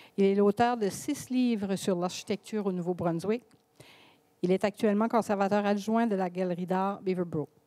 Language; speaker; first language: French; native; French